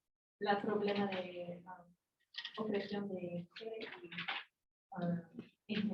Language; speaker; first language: Spanish; non-native, learner; English